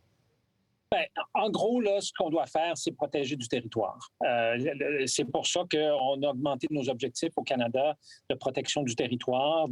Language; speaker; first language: French; native; French